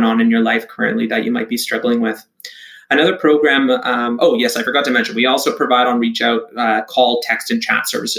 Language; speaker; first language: English; native; English